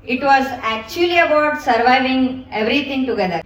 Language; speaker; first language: English; non-native, local second language; Kannada